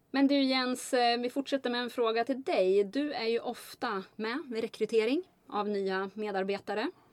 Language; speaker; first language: Swedish; native; Swedish